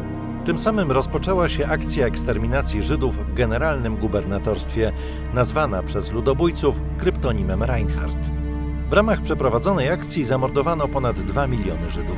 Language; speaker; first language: Polish; native; Polish